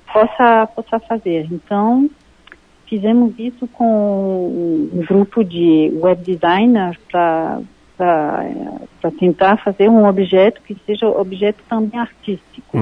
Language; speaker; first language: Portuguese; non-native, fluent; French